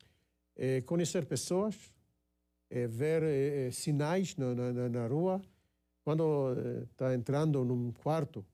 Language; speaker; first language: Portuguese; non-native, fluent; Hebrew